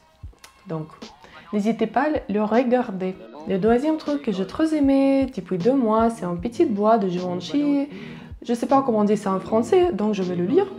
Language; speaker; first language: French; non-native, learner; Russian